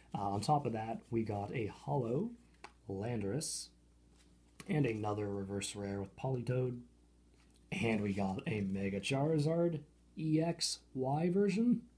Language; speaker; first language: English; native; English